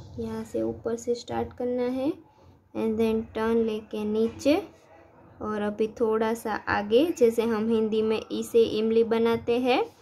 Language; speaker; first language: Hindi; non-native, local second language; Gujarati